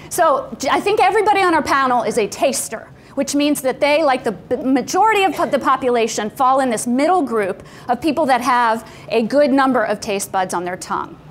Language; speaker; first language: English; native; English